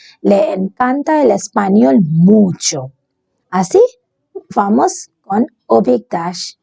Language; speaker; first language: Spanish; non-native, learner; Bangla